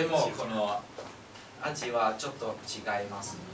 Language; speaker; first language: Japanese; non-native, learner; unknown